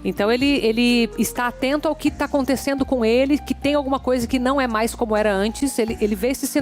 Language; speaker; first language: Portuguese; native; Portuguese